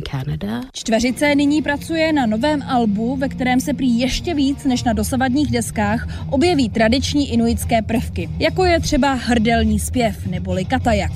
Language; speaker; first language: Czech; native; Czech